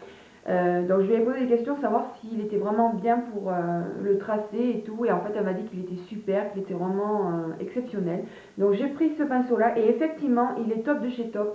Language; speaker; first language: French; native; French